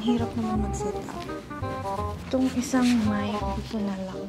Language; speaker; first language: Filipino; native; Filipino